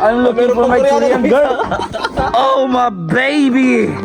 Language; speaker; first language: English; non-native, local second language; Filipino